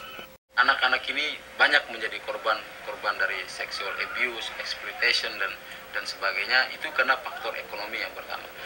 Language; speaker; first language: Indonesian; native; Indonesian